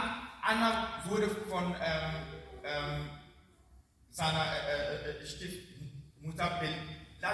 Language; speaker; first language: German; non-native, learner; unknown